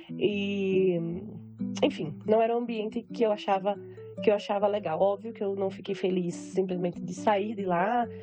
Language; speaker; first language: Portuguese; native; Portuguese